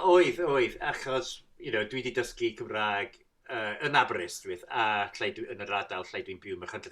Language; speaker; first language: Welsh; non-native, fluent; English